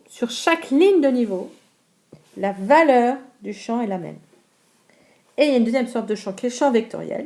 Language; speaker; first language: French; native; French